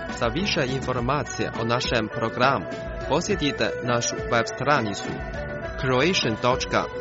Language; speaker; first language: Croatian; non-native, fluent; Chinese